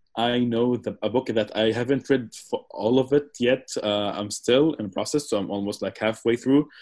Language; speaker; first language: English; non-native, fluent; Arabic